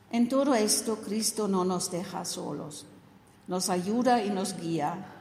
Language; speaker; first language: Spanish; non-native, fluent; German